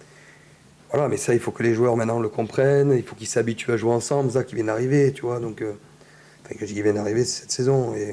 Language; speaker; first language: French; native; French